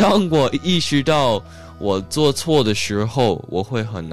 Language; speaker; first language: Chinese; early bilingual, heritage; Chinese